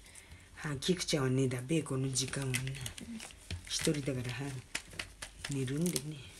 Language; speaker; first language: Japanese; native; Japanese